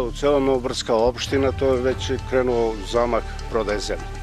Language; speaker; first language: Serbian; native; Serbian